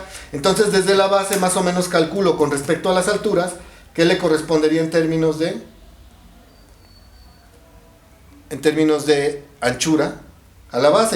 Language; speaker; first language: Spanish; native; Spanish